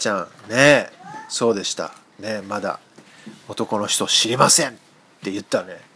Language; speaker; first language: Japanese; native; Japanese